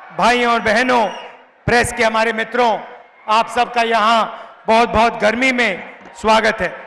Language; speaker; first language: Hindi; native; Hindi